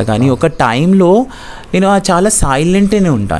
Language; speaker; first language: Telugu; non-native, local second language; Bangla